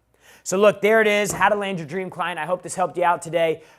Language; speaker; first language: English; native; English